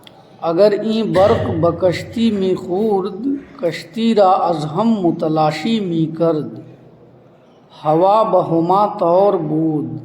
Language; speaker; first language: Persian; non-native, fluent; Urdu